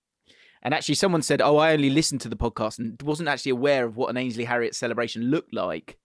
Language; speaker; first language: English; native; English